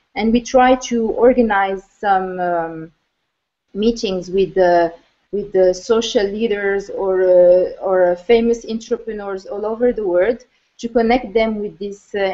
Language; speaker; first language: English; non-native, fluent; Arabic